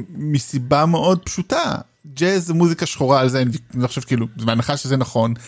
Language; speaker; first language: Hebrew; native; Hebrew